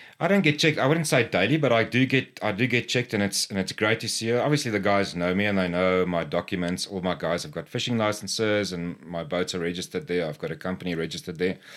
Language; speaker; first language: English; non-native, local second language; Afrikaans